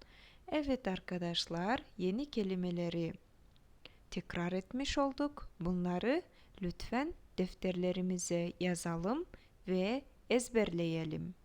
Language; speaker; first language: Turkish; non-native, fluent; Kyrgyz